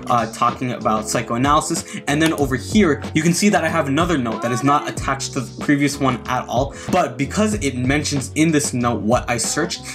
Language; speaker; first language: English; native; English